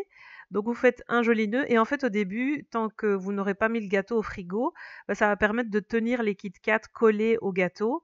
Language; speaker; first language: French; native; French